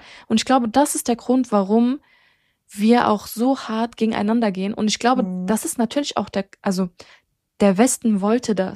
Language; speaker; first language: German; early bilingual, other home language; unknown